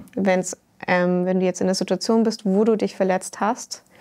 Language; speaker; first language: German; native; German